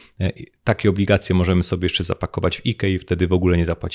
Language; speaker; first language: Polish; native; Polish